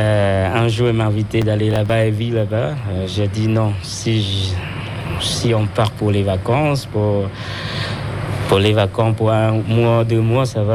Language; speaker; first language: French; non-native, local second language; Khmer